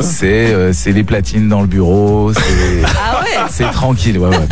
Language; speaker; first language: French; native; French